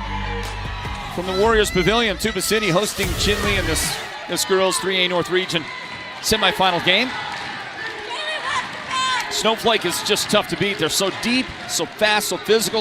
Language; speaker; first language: English; native; English